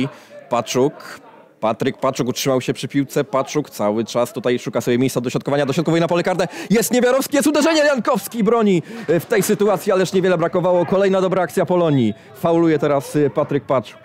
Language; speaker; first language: Polish; native; Polish